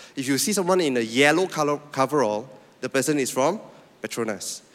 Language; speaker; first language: English; non-native, local second language; Min Nan Chinese